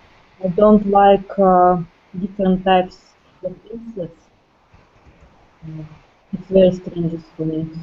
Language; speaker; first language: English; non-native, learner; Russian